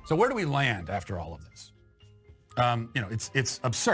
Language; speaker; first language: English; native; English